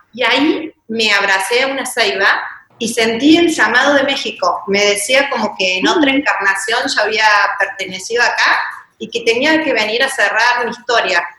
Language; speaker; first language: Spanish; native; Spanish